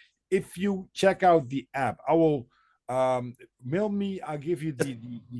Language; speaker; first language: English; non-native, fluent; Dutch